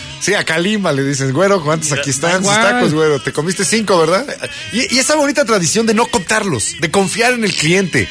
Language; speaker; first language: Spanish; native; Spanish